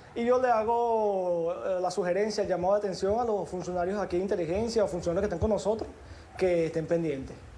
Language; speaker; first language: Spanish; native; Spanish